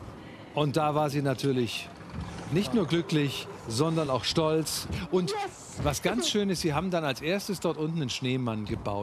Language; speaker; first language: German; native; German